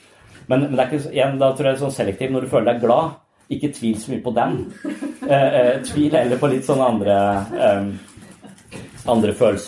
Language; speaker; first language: Norwegian; native; Norwegian